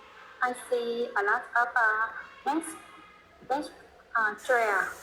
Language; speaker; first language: English; non-native, learner; Vietnamese